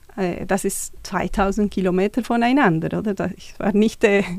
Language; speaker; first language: German; non-native, fluent; Spanish